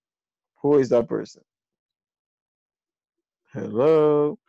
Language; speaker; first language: English; non-native, fluent; Spanish